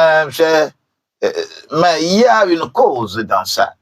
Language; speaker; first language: French; non-native, local second language; Ewe